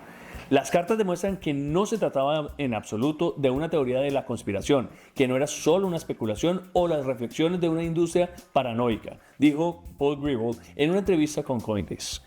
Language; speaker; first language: Spanish; native; Spanish